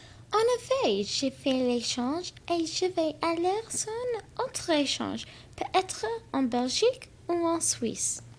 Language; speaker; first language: French; non-native, learner; English